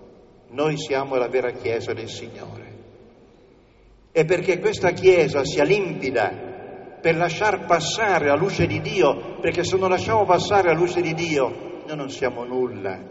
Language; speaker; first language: Italian; native; Italian